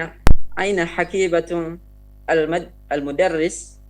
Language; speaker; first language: Arabic; non-native, learner; Indonesian